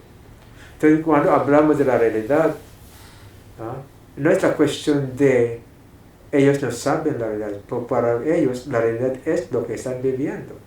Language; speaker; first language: Spanish; non-native, fluent; English